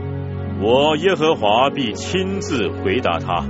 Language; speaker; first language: Chinese; native; Chinese